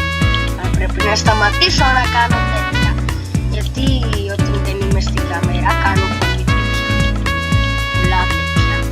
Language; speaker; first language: Greek; early bilingual, heritage; Greek